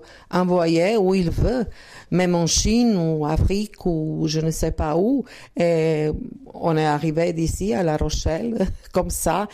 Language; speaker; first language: French; non-native, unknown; Croatian